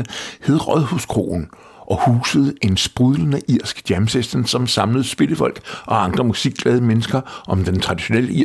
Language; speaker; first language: Danish; native; Danish